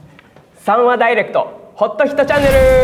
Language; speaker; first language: Japanese; native; Japanese